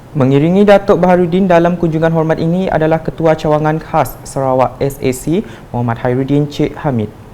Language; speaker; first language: Malay; native; Malay